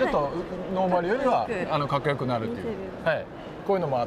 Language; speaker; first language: Japanese; native; Japanese